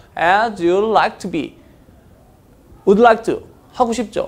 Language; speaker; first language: English; non-native, fluent; Korean